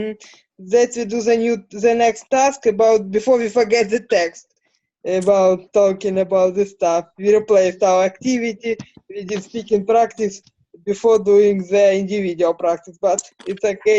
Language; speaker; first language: English; non-native, learner; Ukrainian